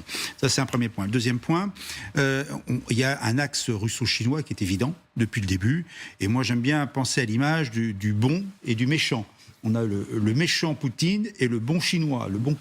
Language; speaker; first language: French; native; French